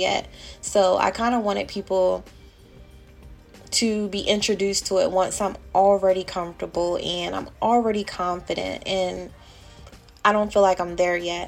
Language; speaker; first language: English; native; English